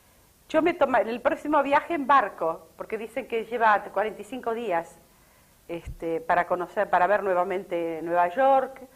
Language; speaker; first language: Spanish; native; Spanish